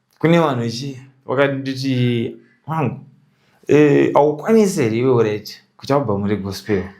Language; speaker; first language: Shona; native; Shona